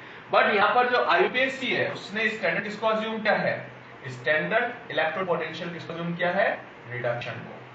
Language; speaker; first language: Hindi; native; Hindi